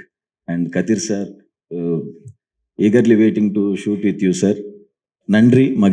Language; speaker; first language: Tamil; non-native, learner; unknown